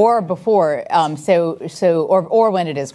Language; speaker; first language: English; native; English